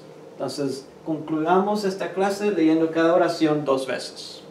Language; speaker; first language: Spanish; early bilingual, heritage; Spanish